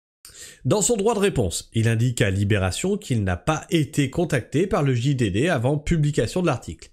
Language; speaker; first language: French; native; French